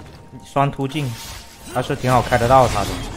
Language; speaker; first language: Chinese; native; Chinese